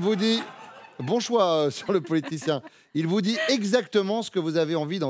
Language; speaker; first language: French; native; French